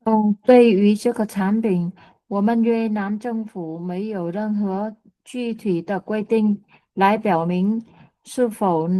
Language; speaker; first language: Chinese; non-native, learner; Vietnamese